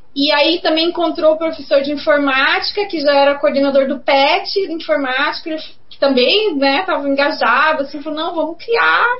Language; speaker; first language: Portuguese; native; Portuguese